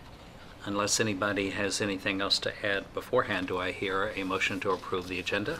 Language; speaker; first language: English; native; English